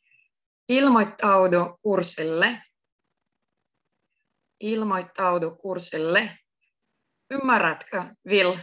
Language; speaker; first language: Finnish; non-native, fluent; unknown